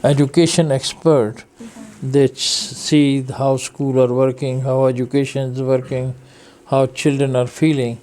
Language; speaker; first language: English; non-native, fluent; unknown